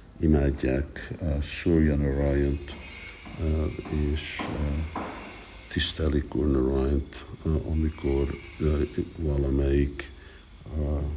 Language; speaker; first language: Hungarian; early bilingual, heritage; Hungarian